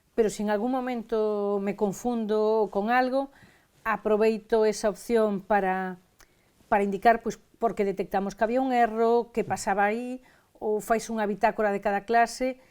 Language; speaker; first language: Galician; non-native, local second language; Spanish